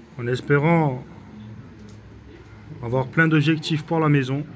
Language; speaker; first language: French; native; French